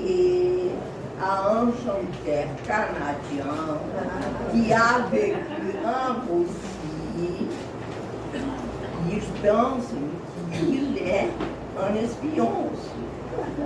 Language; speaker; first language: French; non-native, learner; Portuguese